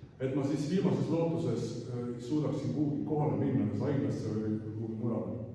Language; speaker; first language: Estonian; native; Estonian